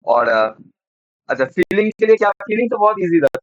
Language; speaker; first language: Hindi; non-native, local second language; Bangla